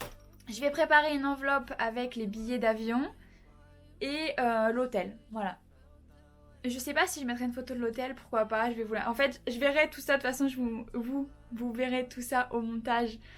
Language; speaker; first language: French; native; French